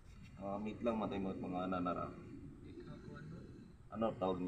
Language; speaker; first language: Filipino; non-native, local second language; Cebuano